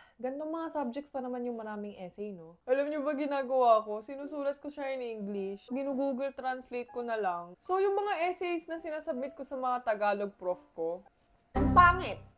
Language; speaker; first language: Filipino; early bilingual, other home language; Korean